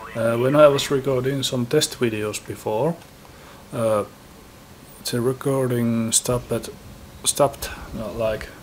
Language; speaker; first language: English; non-native, fluent; Finnish